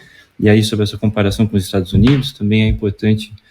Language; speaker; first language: Portuguese; native; Portuguese